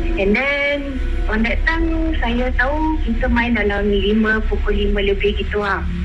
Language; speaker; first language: Malay; native; Malay